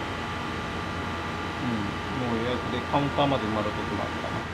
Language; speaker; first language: Japanese; native; Japanese